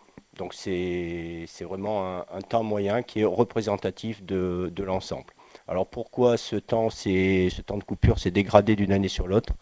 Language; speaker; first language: French; native; French